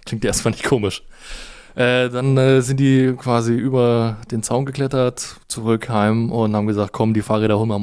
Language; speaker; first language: German; native; German